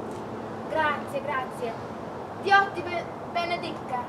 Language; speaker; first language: Italian; non-native, learner; English